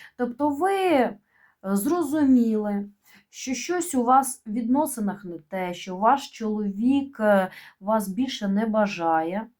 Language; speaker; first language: Ukrainian; non-native, local second language; Russian